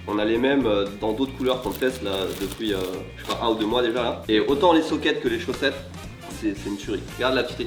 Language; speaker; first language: French; native; French